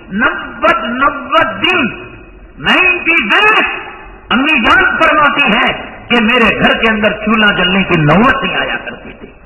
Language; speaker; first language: Urdu; native; Urdu